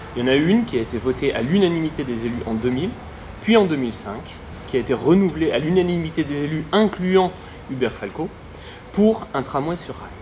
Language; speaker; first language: French; native; French